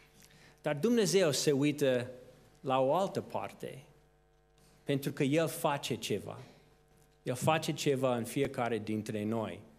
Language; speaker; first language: Romanian; non-native, fluent; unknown